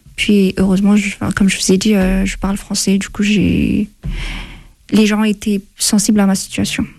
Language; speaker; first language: French; non-native, fluent; Amharic